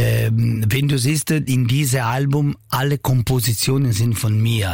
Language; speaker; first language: German; non-native, fluent; Italian